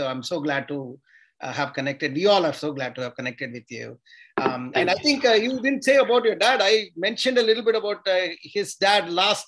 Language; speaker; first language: English; non-native, local second language; Tamil